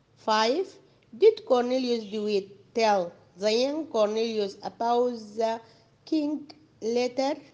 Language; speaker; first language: English; non-native, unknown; Arabic